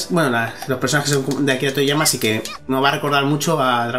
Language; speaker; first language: Spanish; native; Spanish